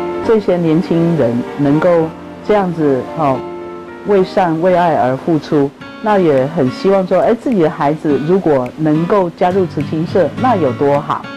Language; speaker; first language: Chinese; native; Chinese